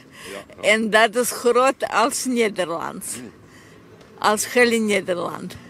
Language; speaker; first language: Dutch; non-native, learner; Russian